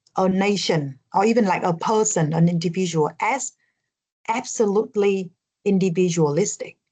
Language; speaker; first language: English; non-native, fluent; Vietnamese